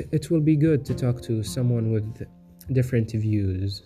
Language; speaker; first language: English; non-native, fluent; Arabic